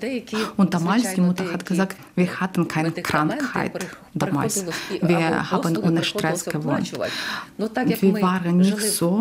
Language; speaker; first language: German; non-native, learner; Ukrainian